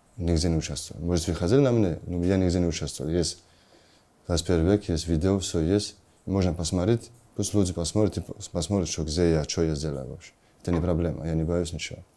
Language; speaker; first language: Russian; non-native, learner; Georgian